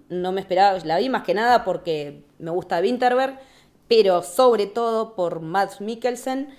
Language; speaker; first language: Spanish; native; Spanish